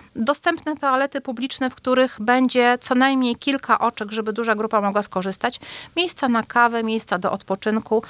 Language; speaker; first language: Polish; native; Polish